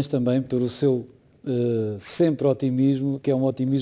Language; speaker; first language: Portuguese; native; Portuguese